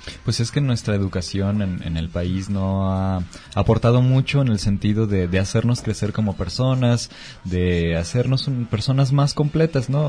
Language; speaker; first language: Spanish; native; Spanish